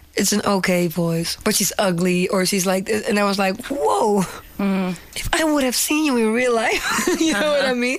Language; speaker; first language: English; non-native, fluent; Dutch